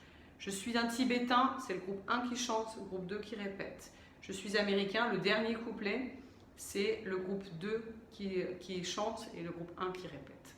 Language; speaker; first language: French; native; French